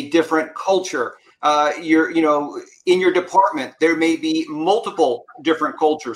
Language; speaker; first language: English; native; English